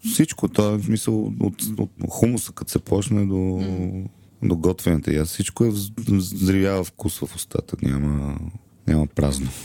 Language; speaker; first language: Bulgarian; native; Bulgarian